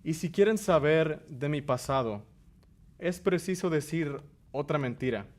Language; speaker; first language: Spanish; early bilingual, other home language; English